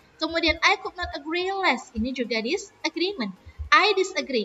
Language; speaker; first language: English; non-native, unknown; Indonesian